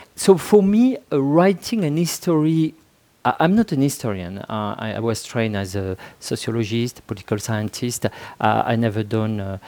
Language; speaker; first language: English; non-native, fluent; French